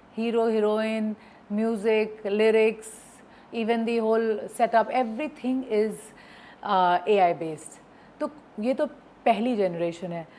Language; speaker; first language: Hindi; native; Hindi